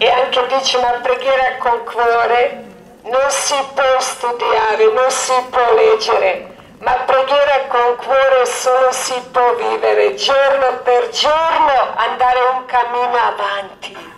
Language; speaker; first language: Italian; non-native, learner; Croatian